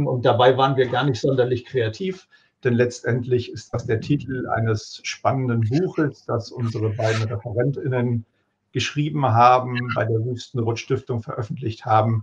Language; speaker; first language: German; native; German